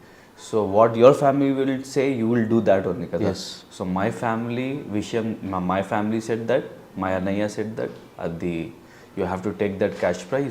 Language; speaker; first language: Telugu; non-native, learner; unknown